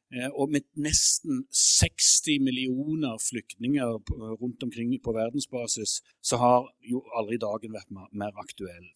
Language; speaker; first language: Norwegian; native; Norwegian